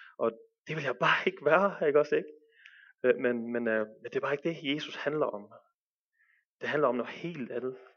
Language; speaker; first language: Danish; early bilingual, other home language; Arabic